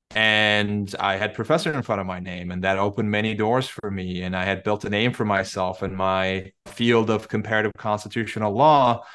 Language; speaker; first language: English; non-native, fluent; Turkish